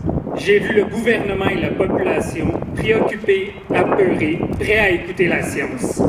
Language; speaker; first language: French; native; French